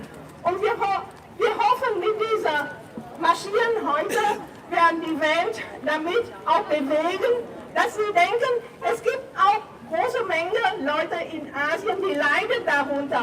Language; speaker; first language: German; non-native, learner; Vietnamese